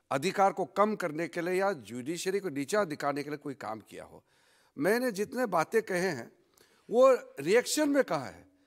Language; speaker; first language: Hindi; non-native, local second language; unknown